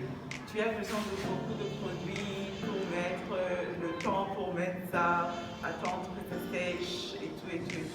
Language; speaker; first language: French; non-native, local second language; Kinyarwanda